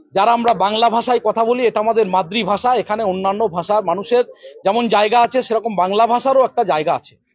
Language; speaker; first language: Bangla; native; Bangla